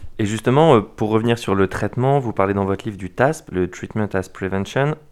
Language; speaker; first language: French; native; French